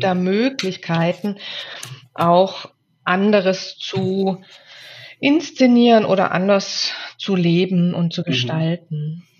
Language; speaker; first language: German; native; German